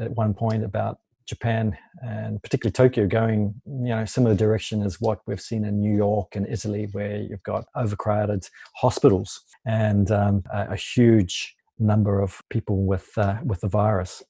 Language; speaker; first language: English; native; English